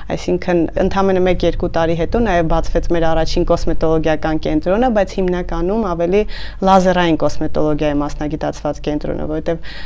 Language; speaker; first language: Armenian; native; Armenian